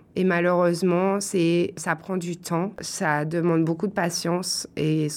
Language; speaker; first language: French; native; French